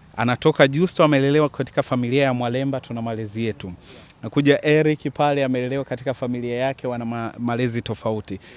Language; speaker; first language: Swahili; native; Swahili